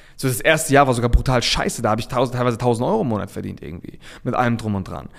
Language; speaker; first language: German; early bilingual, other home language; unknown